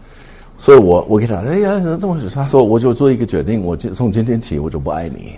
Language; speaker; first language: Chinese; non-native, fluent; English